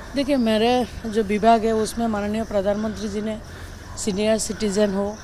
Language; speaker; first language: Hindi; non-native, local second language; Bangla